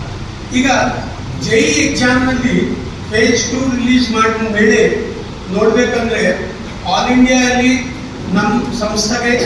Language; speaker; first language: Kannada; non-native, learner; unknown